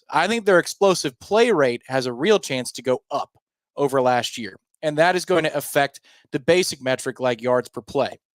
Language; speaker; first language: English; native; English